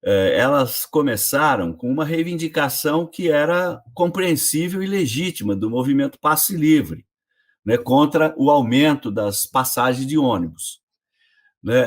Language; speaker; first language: Portuguese; native; Portuguese